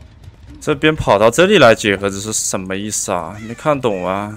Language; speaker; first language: Chinese; native; Chinese